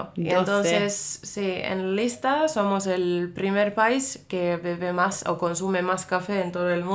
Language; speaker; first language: Spanish; non-native, fluent; Finnish